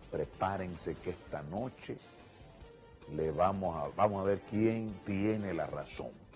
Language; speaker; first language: Spanish; native; Spanish